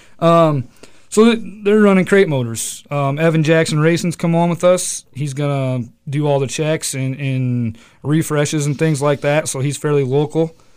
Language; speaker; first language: English; native; English